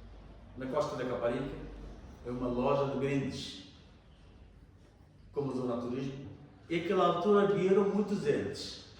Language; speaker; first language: Portuguese; non-native, learner; Bangla